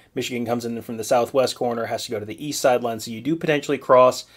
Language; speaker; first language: English; native; English